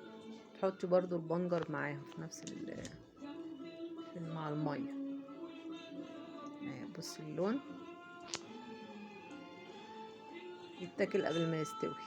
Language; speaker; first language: Arabic; native; Arabic